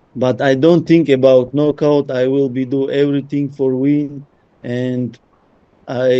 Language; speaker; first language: English; non-native, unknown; Russian